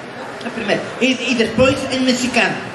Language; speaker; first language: Portuguese; non-native, learner; Spanish